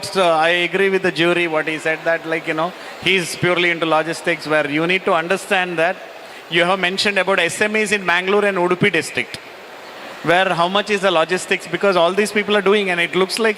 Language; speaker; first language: English; non-native, local second language; Kannada